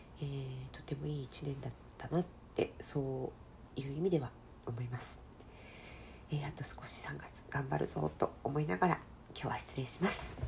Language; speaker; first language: Japanese; native; Japanese